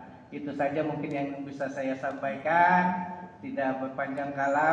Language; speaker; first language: Indonesian; native; Indonesian